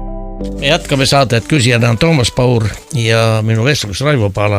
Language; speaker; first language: Estonian; native; Estonian